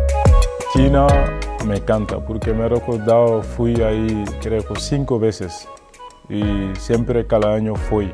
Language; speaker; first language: Spanish; non-native, fluent; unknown